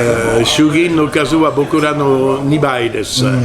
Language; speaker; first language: Japanese; non-native, learner; French